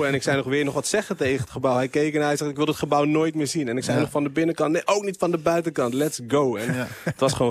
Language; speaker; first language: Dutch; native; Dutch